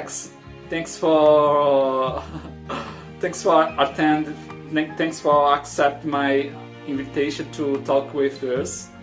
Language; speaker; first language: English; non-native, learner; Portuguese